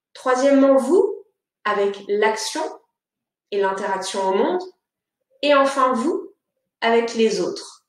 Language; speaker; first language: French; native; French